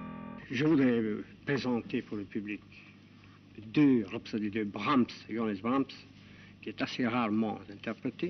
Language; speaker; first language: French; non-native, fluent; Hungarian